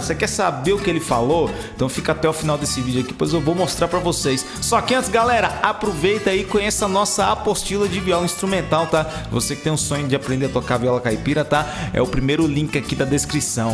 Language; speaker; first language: Portuguese; native; Portuguese